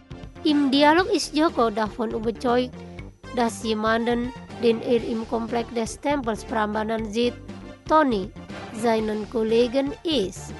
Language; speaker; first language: German; non-native, learner; Indonesian